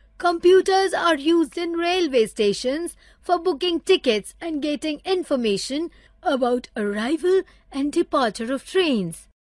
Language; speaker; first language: English; non-native, local second language; Urdu